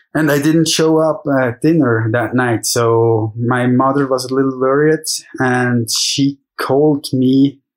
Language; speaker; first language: English; non-native, fluent; German